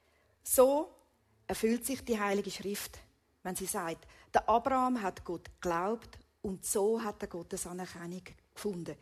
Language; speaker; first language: German; native; German